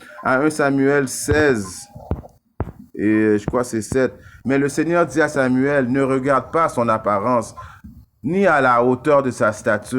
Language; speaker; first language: French; native; French